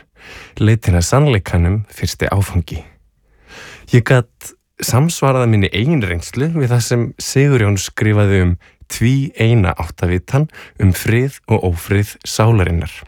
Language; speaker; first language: Icelandic; native; Icelandic